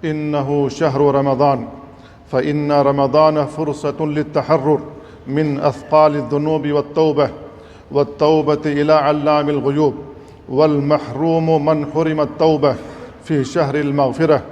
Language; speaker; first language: Arabic; non-native, fluent; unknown